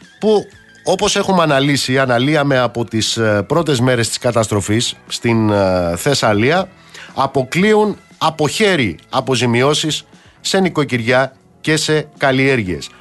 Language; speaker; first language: Greek; native; Greek